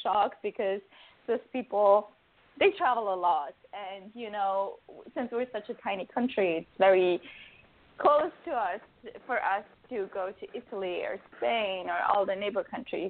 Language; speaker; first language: English; non-native, fluent; Swiss German